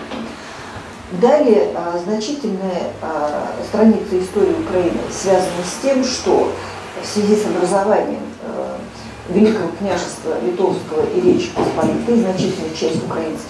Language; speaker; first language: Russian; native; Russian